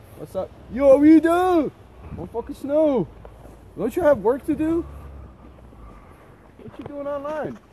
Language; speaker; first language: English; early bilingual, other home language; Portuguese